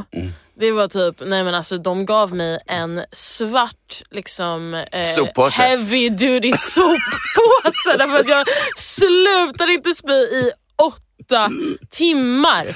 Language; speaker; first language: Swedish; early bilingual, heritage; English